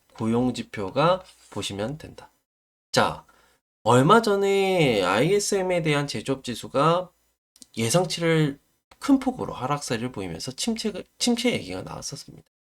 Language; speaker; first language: Korean; native; Korean